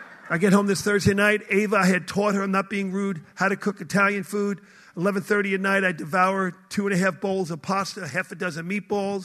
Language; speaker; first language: English; native; English